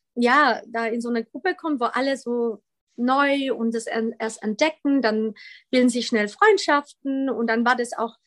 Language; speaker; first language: German; early bilingual, other home language; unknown